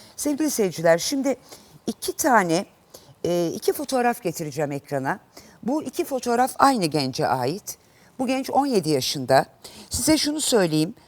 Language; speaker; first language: Turkish; native; Turkish